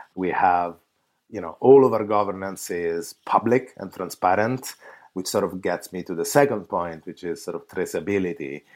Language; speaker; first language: English; non-native, fluent; Italian